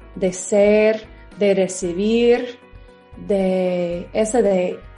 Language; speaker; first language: Spanish; non-native, fluent; English